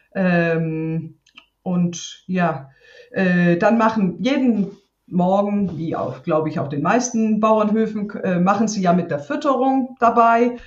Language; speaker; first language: German; non-native, fluent; Danish